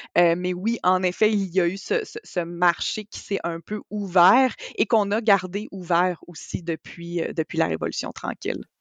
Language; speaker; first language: French; native; French